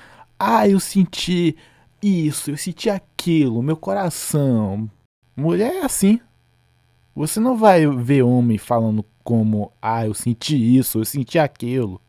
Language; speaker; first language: Portuguese; non-native, fluent; English